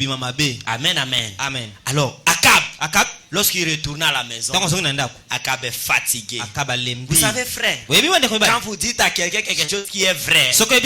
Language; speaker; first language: Haitian Creole; non-native, local second language; Lingala